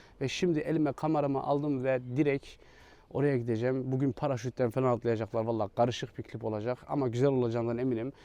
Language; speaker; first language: Turkish; early bilingual, heritage; Turkish